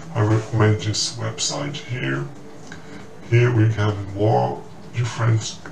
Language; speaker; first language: English; non-native, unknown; Portuguese